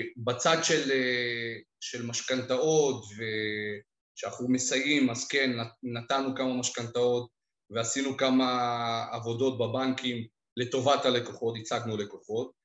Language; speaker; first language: Hebrew; early bilingual, other home language; Russian